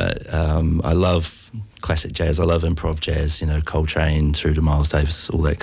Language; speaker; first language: English; native; English